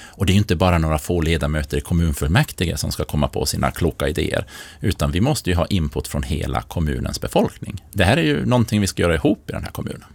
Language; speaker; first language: Swedish; native; Swedish